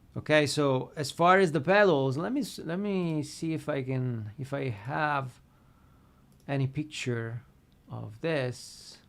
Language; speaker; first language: English; non-native, fluent; Italian